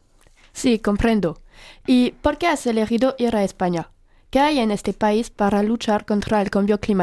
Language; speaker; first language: Spanish; non-native, learner; French